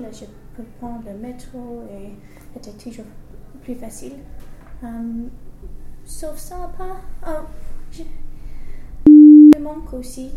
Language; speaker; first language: French; non-native, learner; English